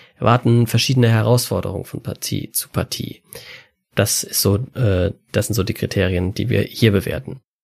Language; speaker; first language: German; native; German